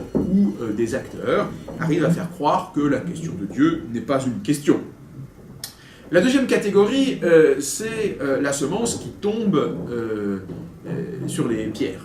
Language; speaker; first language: French; native; French